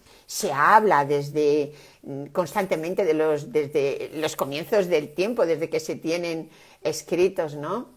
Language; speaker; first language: Spanish; native; Spanish